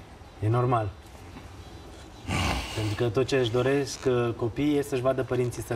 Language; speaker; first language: Romanian; native; Romanian